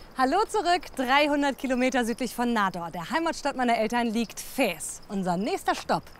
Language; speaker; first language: German; early bilingual, other home language; Riffian